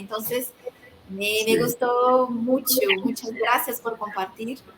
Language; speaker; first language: Spanish; non-native, fluent; Portuguese